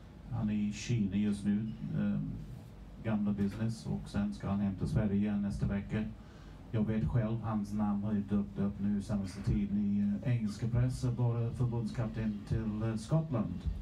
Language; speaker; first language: Swedish; non-native, learner; English